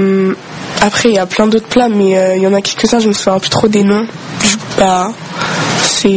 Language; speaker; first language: French; early bilingual, other home language; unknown